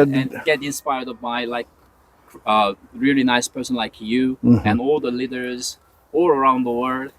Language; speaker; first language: English; non-native, learner; Korean